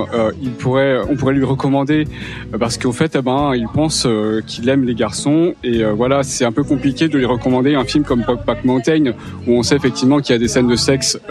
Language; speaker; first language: French; native; French